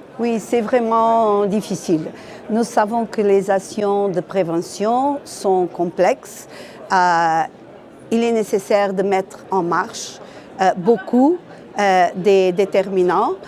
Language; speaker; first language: French; non-native, fluent; Portuguese